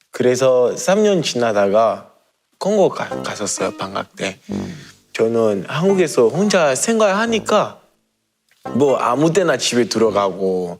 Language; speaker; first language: Korean; non-native, learner; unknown